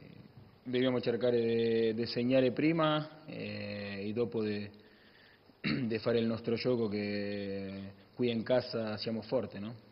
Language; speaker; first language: Italian; non-native, fluent; Spanish